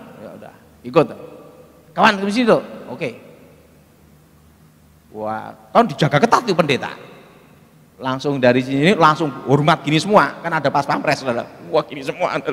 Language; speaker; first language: Indonesian; native; Indonesian